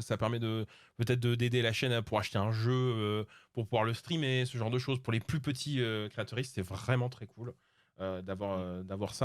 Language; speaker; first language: French; native; French